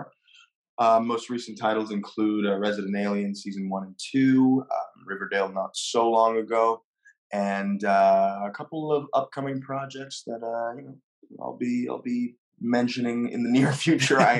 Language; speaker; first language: English; non-native, fluent; French